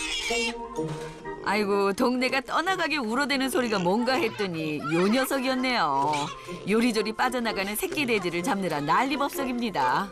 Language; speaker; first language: Korean; native; Korean